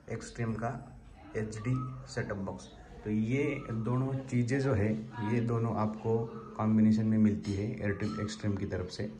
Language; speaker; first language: Hindi; non-native, local second language; Marathi